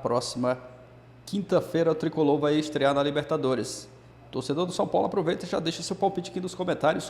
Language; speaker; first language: Portuguese; native; Portuguese